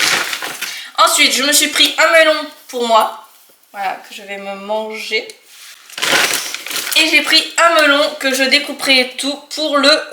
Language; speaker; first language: French; native; French